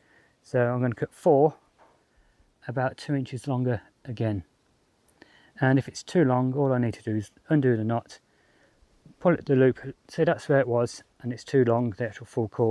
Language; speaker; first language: English; native; English